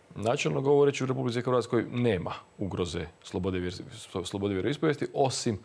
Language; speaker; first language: Croatian; native; Croatian